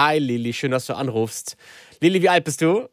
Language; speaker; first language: German; native; German